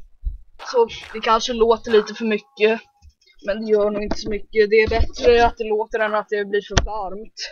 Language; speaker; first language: Swedish; early bilingual, heritage; Swedish